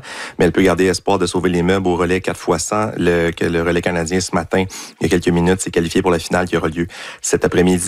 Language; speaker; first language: French; native; French